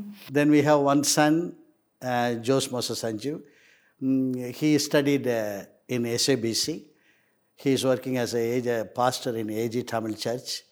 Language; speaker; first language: English; non-native, local second language; Tamil